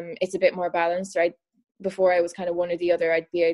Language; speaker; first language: English; native; English